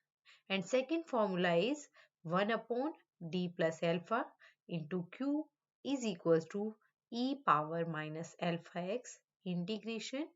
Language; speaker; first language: English; non-native, local second language; Hindi